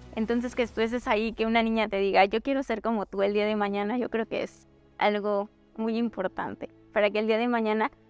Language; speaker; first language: Spanish; native; Spanish